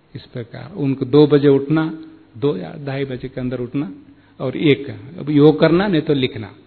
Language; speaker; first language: Hindi; non-native, local second language; Kannada